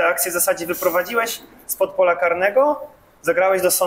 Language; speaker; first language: Polish; native; Polish